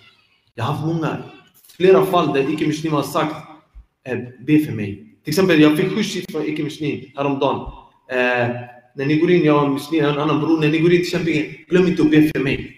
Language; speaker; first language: Swedish; early bilingual, other home language; Arabic